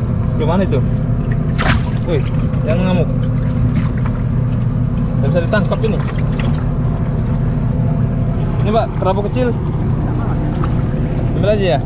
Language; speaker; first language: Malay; non-native, local second language; Javanese